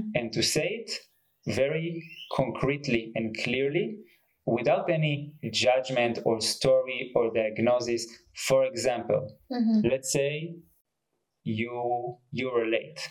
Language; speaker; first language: English; non-native, fluent; Hebrew